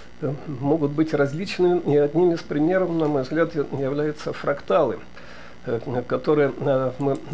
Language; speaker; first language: Russian; native; Russian